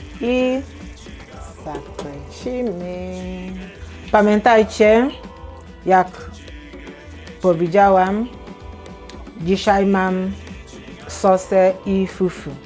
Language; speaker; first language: Polish; non-native, learner; Igbo